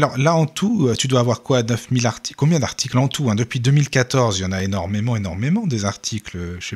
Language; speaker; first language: French; native; French